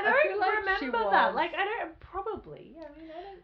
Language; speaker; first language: English; native; English